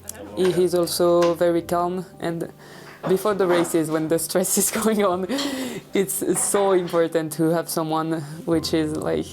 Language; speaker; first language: English; non-native, learner; French